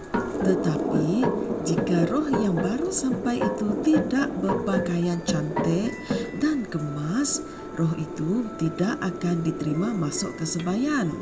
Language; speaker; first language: Malay; non-native, local second language; Iban